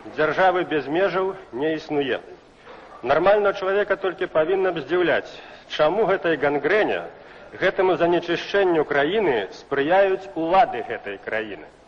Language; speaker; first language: Belarusian; native; Belarusian